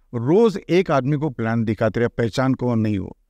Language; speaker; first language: Hindi; non-native, local second language; Marathi